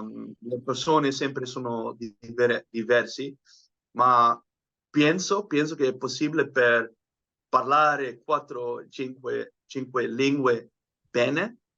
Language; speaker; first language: Italian; non-native, learner; Dutch